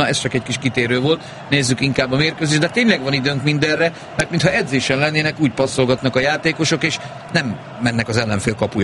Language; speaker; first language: Hungarian; native; Hungarian